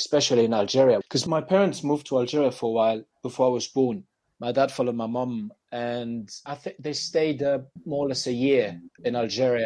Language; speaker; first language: English; non-native, fluent; French